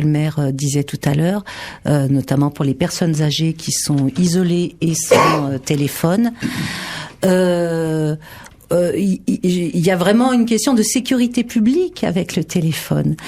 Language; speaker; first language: French; native; French